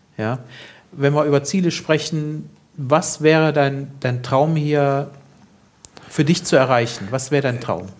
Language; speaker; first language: German; native; German